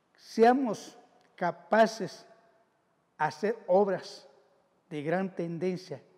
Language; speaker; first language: Spanish; non-native, local second language; Zapotec